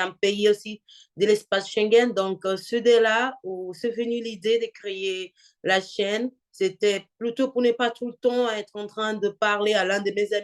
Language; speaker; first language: French; non-native, fluent; Portuguese